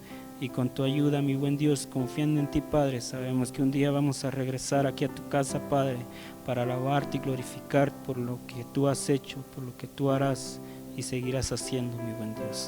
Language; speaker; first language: Spanish; native; Spanish